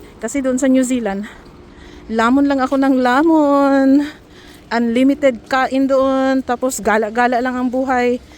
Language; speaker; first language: Filipino; native; Filipino